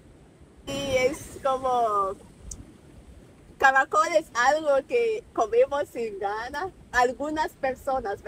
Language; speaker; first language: Spanish; non-native, fluent; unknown